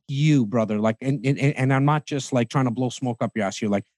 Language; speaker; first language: English; early bilingual, other home language; Hindi